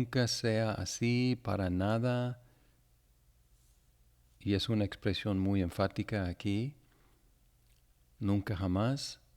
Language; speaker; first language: Spanish; non-native, fluent; English